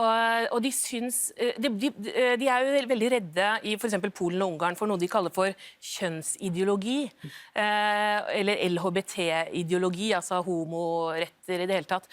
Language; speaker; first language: Norwegian; native; Norwegian